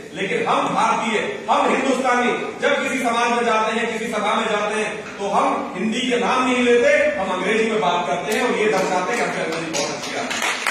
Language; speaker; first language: Hindi; native; Hindi